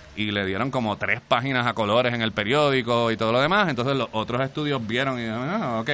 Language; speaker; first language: Spanish; native; Spanish